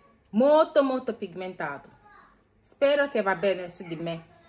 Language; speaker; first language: Italian; non-native, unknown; English